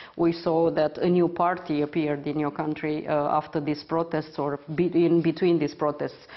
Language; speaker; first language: English; non-native, fluent; Romanian